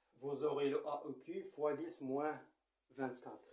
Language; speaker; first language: French; non-native, local second language; Arabic